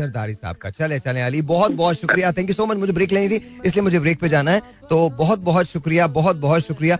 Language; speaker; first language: Urdu; native; Urdu